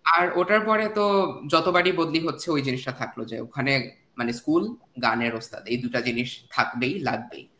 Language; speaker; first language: Bangla; native; Bangla